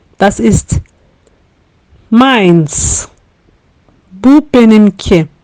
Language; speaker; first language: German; non-native, fluent; Turkish